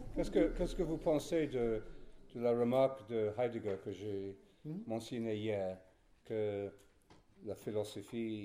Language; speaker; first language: French; non-native, fluent; English